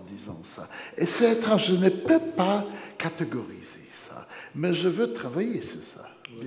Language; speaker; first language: French; non-native, fluent; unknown